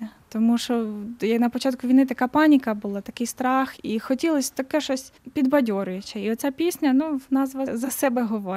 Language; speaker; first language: Ukrainian; native; Ukrainian